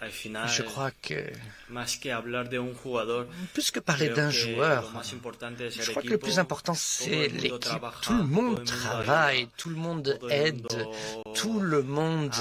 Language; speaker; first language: French; non-native, fluent; Spanish